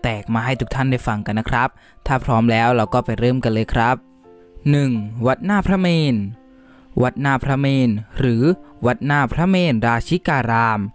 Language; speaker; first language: Thai; native; Thai